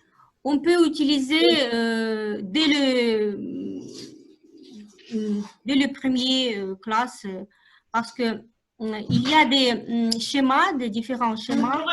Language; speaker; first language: French; non-native, fluent; Russian